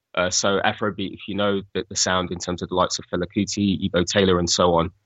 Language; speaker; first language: English; native; English